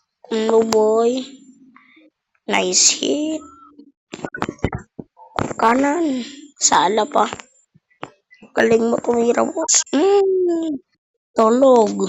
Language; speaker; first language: Filipino; native; Filipino